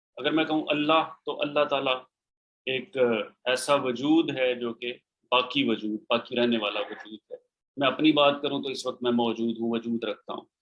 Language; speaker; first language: Urdu; native; Urdu